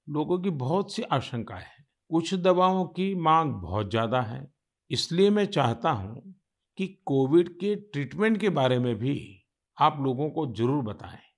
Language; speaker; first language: Hindi; non-native, local second language; Gujarati